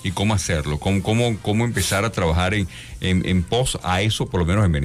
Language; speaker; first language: Spanish; native; Spanish